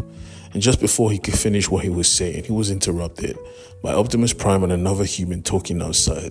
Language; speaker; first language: English; native; English